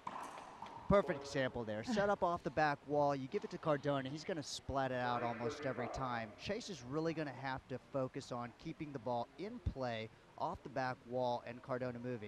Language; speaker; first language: English; native; English